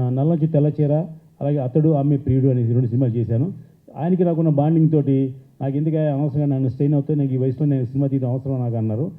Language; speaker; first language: Telugu; native; Telugu